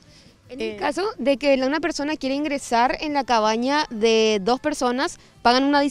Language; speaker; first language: Spanish; native; Spanish